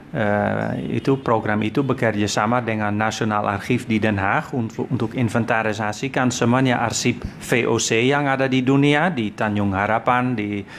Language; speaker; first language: Indonesian; non-native, fluent; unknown